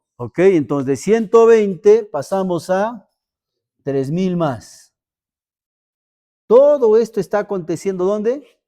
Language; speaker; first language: Spanish; native; Spanish